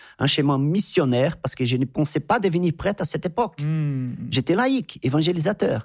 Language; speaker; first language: French; non-native, fluent; Portuguese